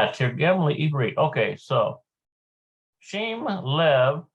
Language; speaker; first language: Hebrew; non-native, learner; English